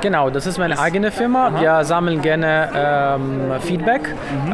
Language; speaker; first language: German; non-native, learner; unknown